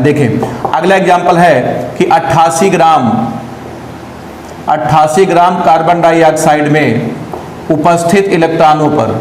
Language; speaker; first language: Hindi; native; Hindi